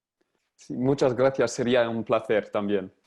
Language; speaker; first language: Spanish; non-native, fluent; English